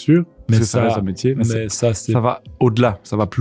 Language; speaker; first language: French; native; French